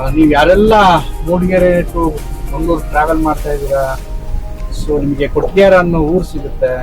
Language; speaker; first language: Kannada; non-native, local second language; Tulu